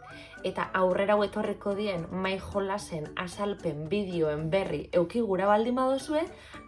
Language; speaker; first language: Basque; native; Basque